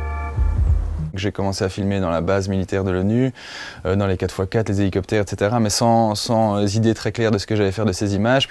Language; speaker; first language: French; native; French